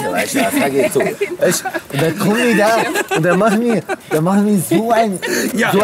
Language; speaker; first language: German; native; German